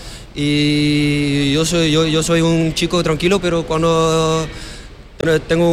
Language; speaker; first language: Spanish; non-native, fluent; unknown